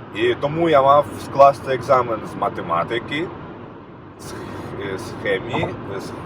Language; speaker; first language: Ukrainian; native; Ukrainian